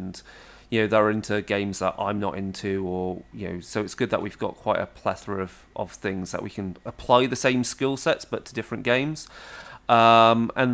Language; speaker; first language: English; native; English